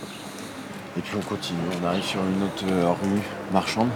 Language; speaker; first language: French; native; French